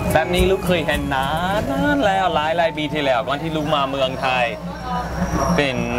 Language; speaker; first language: Thai; non-native, fluent; English